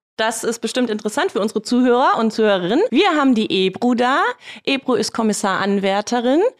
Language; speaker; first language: German; native; German